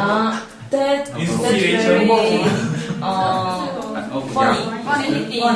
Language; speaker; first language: English; non-native, learner; Korean